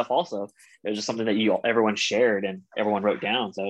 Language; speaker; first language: English; native; English